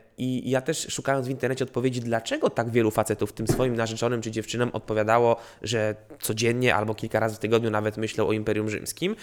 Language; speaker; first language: Polish; native; Polish